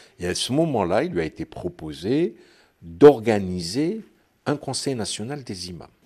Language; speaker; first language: French; non-native, local second language; Arabic